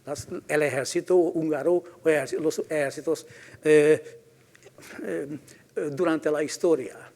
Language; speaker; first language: Spanish; non-native, fluent; Hungarian